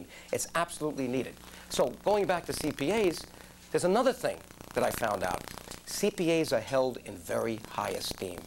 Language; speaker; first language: English; native; English